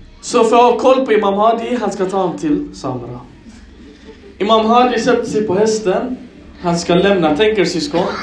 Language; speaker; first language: Swedish; early bilingual, other home language; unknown